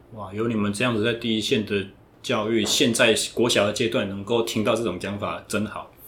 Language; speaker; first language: Chinese; native; Chinese